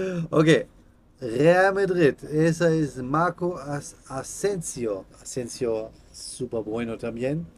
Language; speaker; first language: Spanish; non-native, learner; German